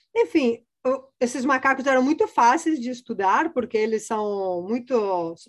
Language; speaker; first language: Portuguese; non-native, fluent; Italian